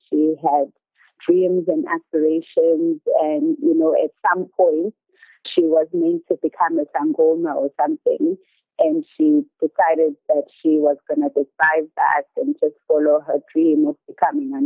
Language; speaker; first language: English; non-native, local second language; Zulu